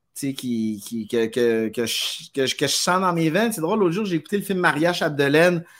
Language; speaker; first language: French; native; French